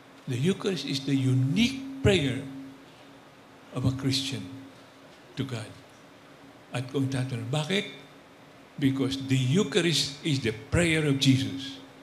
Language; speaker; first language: English; non-native, local second language; Filipino